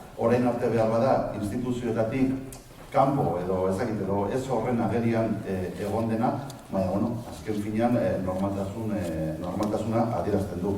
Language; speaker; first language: Basque; non-native, local second language; Spanish